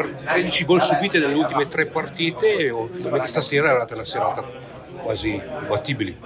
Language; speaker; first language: Italian; native; Italian